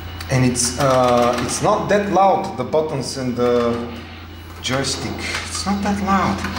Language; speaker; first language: English; non-native, fluent; Bulgarian